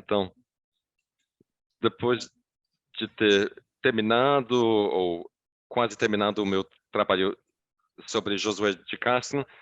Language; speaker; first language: Portuguese; non-native, fluent; English